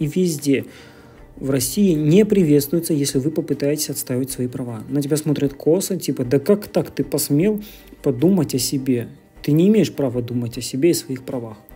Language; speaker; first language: Russian; native; Russian